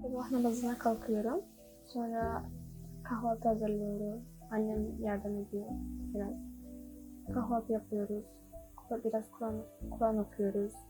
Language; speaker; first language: Turkish; non-native, learner; Chinese